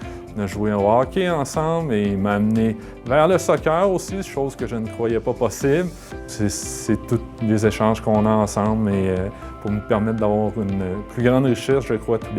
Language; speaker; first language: French; native; French